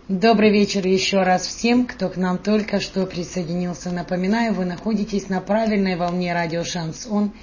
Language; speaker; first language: Russian; native; Russian